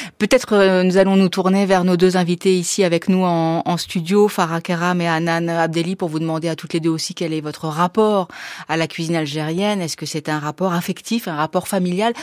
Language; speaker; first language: French; native; French